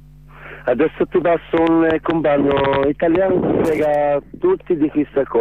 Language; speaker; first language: Italian; non-native, learner; Arabic